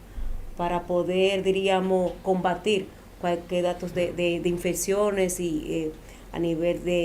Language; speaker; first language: Spanish; native; Spanish